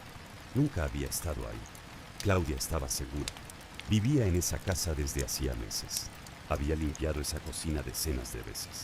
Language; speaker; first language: Spanish; native; Spanish